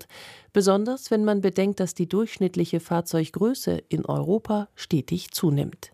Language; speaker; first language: German; native; German